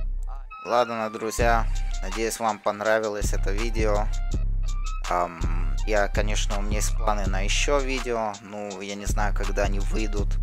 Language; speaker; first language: Russian; early bilingual, heritage; Russian